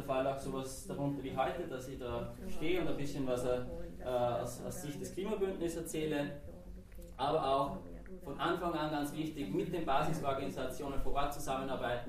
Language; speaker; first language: German; native; German